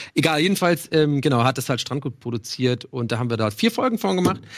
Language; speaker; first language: German; non-native, fluent; English